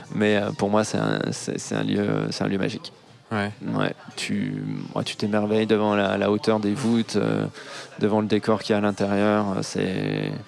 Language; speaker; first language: French; native; French